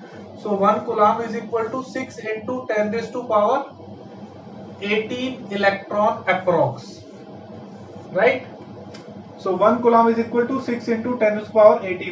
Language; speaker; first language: English; non-native, local second language; Hindi